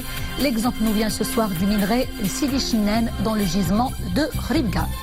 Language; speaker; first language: French; non-native, local second language; Arabic